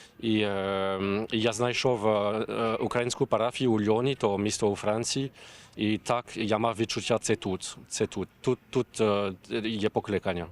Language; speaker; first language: Ukrainian; non-native, learner; French